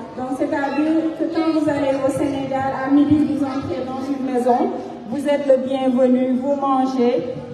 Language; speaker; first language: French; non-native, local second language; Fula